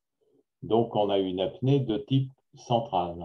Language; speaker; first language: French; native; French